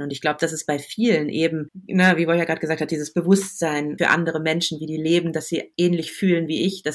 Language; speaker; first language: German; native; German